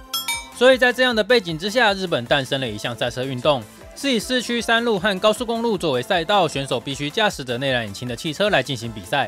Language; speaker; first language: Chinese; native; Chinese